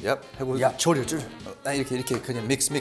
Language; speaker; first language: Korean; early bilingual, heritage; Korean